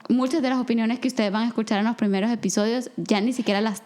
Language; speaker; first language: Spanish; native; Spanish